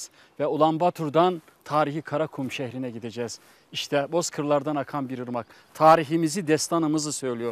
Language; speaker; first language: Turkish; native; Turkish